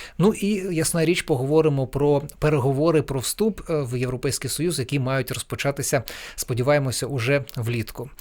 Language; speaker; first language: Ukrainian; native; Ukrainian